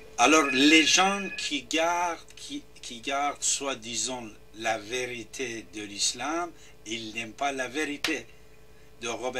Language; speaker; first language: French; non-native, fluent; Persian